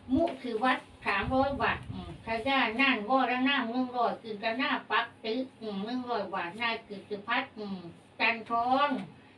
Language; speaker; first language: Thai; native; Thai